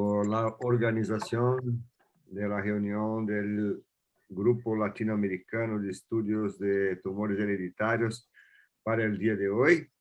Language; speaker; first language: Spanish; non-native, fluent; Portuguese